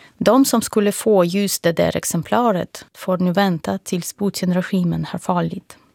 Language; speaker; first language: Swedish; non-native, fluent; Russian